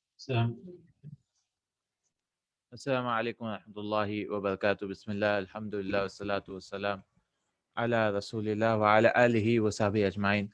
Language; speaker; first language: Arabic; non-native, fluent; English